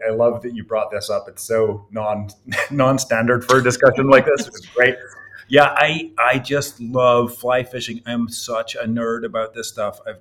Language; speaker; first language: English; native; English